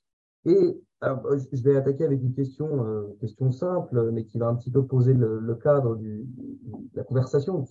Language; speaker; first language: French; native; French